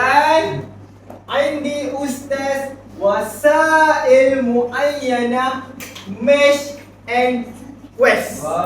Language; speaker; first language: Arabic; non-native, learner; Malay